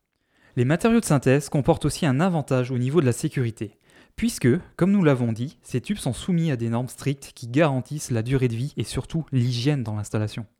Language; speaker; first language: French; native; French